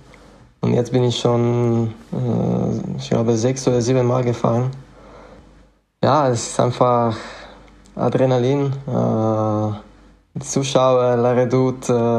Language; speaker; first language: German; non-native, fluent; Italian